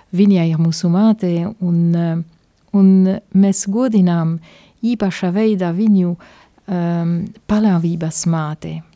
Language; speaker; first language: Latvian; non-native, fluent; Italian